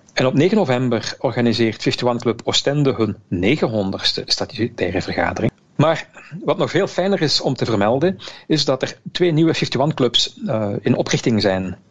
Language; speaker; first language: Dutch; native; Dutch